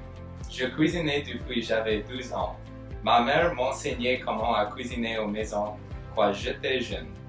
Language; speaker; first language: French; non-native, learner; English